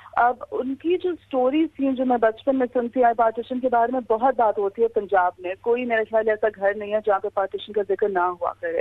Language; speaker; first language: Urdu; native; Urdu